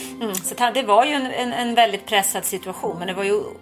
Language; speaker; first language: Swedish; native; Swedish